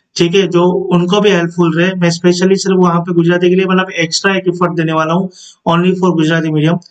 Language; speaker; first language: Hindi; non-native, local second language; Gujarati